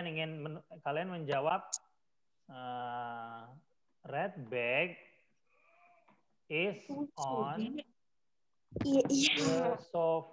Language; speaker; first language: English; non-native, learner; Indonesian